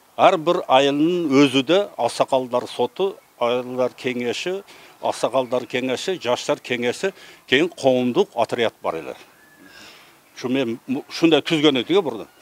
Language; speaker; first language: Kyrgyz; non-native, local second language; Uzbek